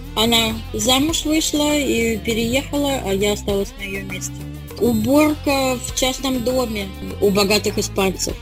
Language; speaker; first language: Russian; native; Russian